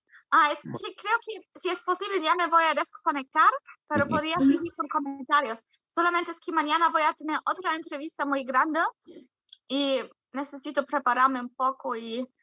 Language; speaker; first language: Spanish; non-native, fluent; German